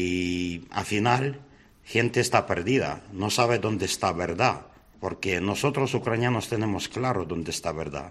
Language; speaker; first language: Spanish; non-native, learner; Ukrainian